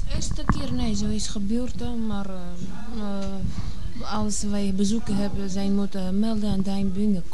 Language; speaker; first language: Dutch; non-native, learner; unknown